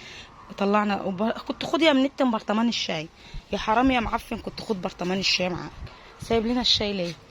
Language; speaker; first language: Arabic; native; Arabic